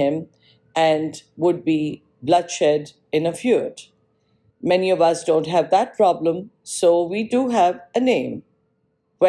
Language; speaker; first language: English; non-native, local second language; Marathi